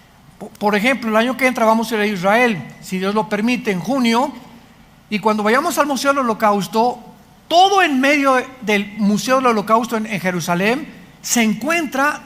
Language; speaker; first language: Spanish; native; Spanish